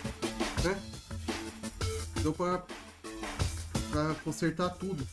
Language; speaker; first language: Portuguese; native; Portuguese